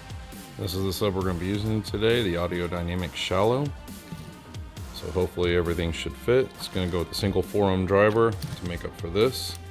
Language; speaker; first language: English; native; English